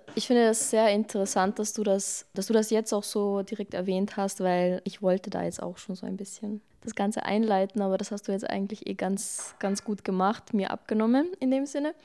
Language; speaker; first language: German; early bilingual, other home language; Bosnian